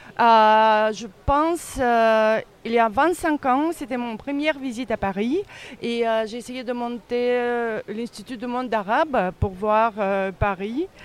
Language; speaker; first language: French; non-native, fluent; Russian